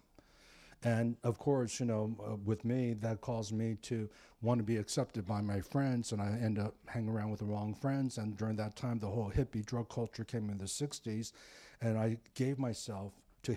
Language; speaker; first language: English; native; English